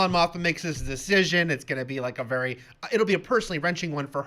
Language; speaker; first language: English; native; English